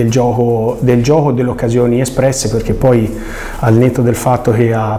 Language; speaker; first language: Italian; native; Italian